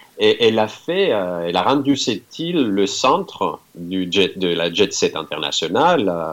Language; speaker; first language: French; non-native, fluent; Greek